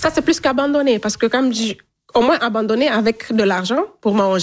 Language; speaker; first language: French; non-native, local second language; Fula